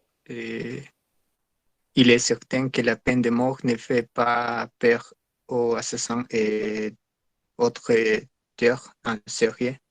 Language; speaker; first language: French; non-native, learner; Spanish